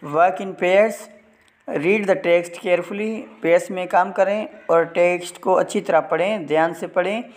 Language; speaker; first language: Urdu; non-native, local second language; Sindhi